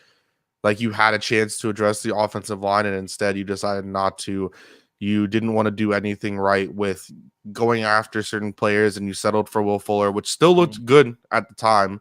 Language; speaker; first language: English; native; English